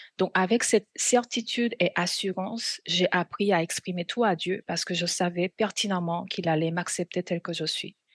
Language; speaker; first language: French; non-native, fluent; Korean